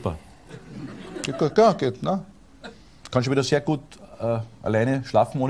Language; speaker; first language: German; native; German